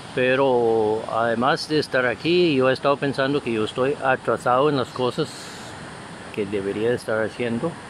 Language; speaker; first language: Spanish; non-native, fluent; English